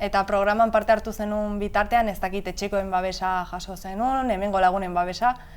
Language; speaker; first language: Basque; native; Basque